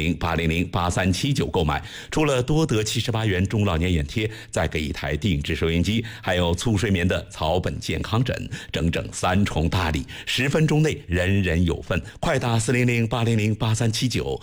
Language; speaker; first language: Chinese; native; Chinese